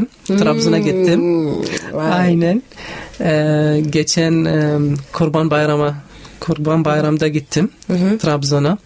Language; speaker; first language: Turkish; non-native, fluent; Arabic